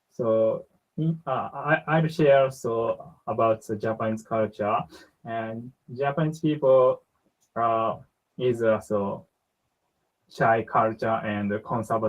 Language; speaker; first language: English; non-native, learner; Japanese